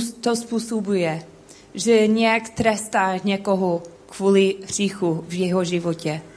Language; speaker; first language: Czech; non-native, learner; English